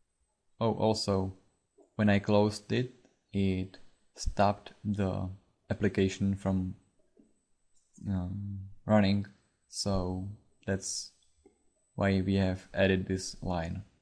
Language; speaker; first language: English; non-native, fluent; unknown